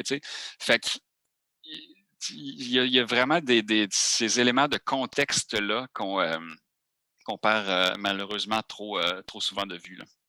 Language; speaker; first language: French; native; French